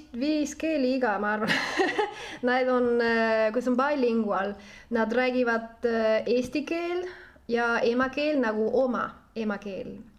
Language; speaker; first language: Estonian; non-native, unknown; Spanish